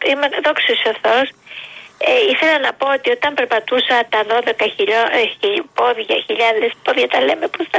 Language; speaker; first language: Greek; early bilingual, heritage; Greek